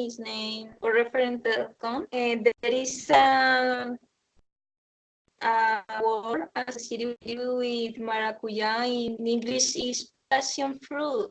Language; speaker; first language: English; non-native, learner; Spanish